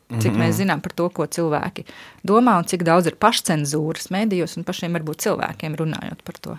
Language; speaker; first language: Latvian; native; Latvian